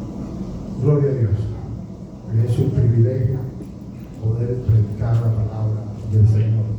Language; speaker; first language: Spanish; native; Spanish